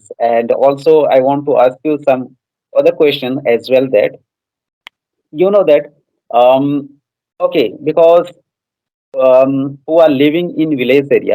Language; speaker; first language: English; non-native, fluent; Odia